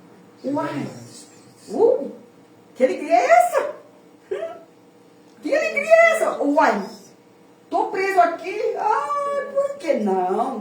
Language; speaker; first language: Portuguese; native; Portuguese